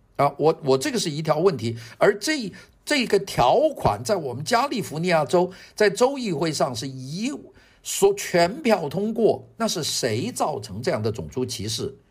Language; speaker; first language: Chinese; native; Chinese